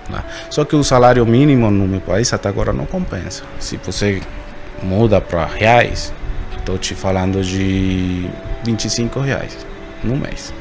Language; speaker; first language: Portuguese; non-native, fluent; Spanish